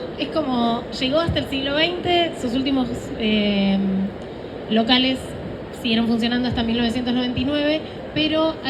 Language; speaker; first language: Spanish; native; Spanish